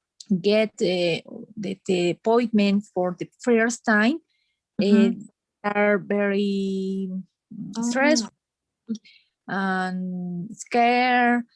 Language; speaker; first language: English; non-native, learner; Spanish